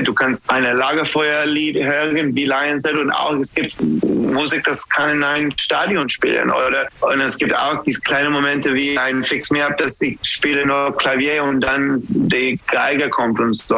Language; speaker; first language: German; non-native, fluent; English